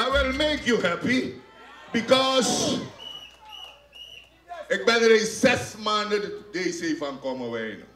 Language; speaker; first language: Dutch; non-native, local second language; Sranan Tongo